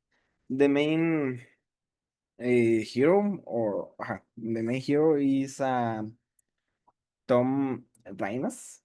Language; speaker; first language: English; non-native, learner; Spanish